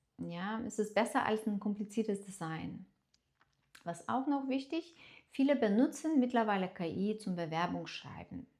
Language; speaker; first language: German; non-native, fluent; Lithuanian